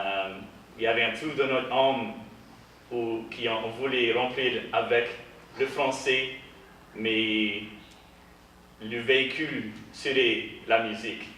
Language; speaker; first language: French; early bilingual, heritage; English